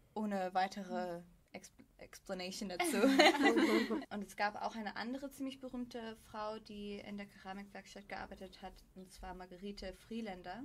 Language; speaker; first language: German; native; German